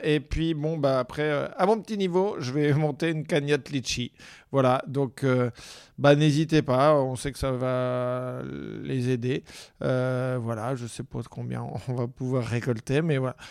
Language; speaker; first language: French; native; French